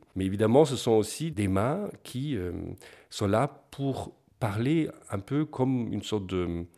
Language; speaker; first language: French; non-native, fluent; German